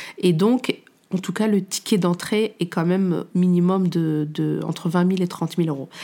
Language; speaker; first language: French; native; French